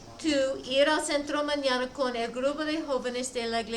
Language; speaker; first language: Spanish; non-native, fluent; English